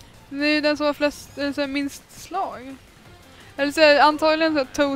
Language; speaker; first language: Swedish; native; Swedish